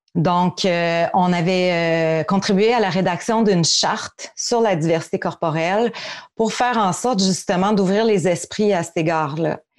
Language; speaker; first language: French; native; French